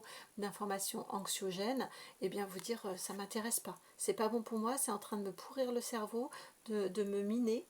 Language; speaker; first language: French; native; French